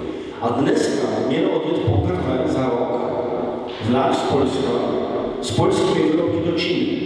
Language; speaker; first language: Czech; non-native, fluent; Polish